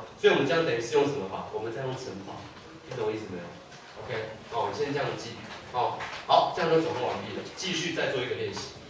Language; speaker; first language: Chinese; native; Chinese